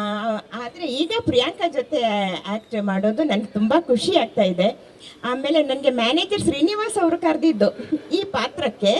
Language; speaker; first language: Kannada; non-native, local second language; Malayalam